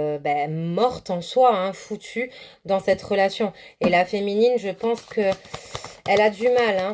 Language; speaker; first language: French; native; French